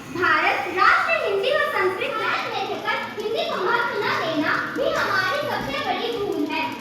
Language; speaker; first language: Hindi; native; Hindi